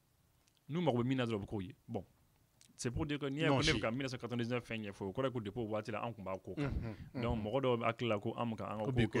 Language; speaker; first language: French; non-native, local second language; Bambara